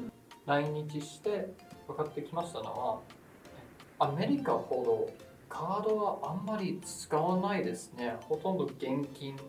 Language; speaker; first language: Japanese; non-native, fluent; English